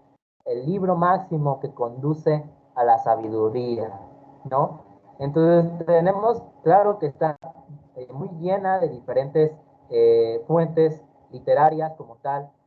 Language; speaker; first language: Spanish; native; Spanish